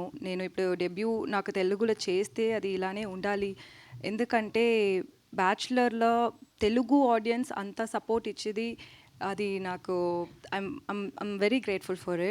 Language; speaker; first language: Telugu; non-native, learner; Tamil